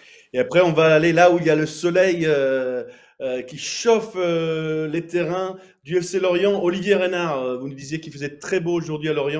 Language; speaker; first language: French; native; French